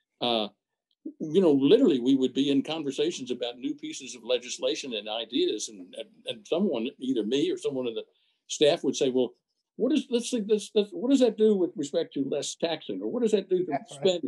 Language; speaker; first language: English; native; English